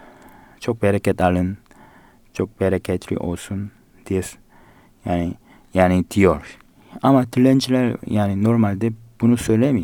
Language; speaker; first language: Turkish; non-native, fluent; Korean